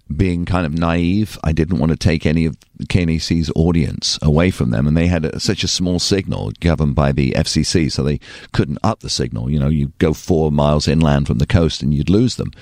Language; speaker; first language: English; native; English